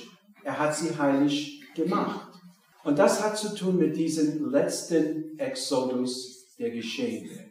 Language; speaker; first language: German; non-native, fluent; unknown